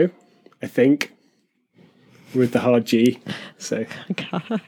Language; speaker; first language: English; native; English